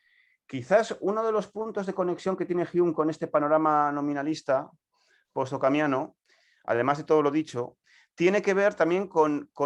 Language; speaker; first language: Spanish; native; Spanish